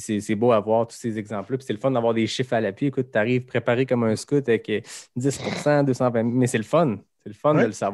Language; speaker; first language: French; native; French